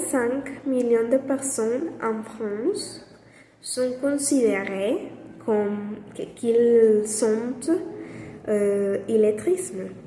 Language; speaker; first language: French; non-native, learner; Spanish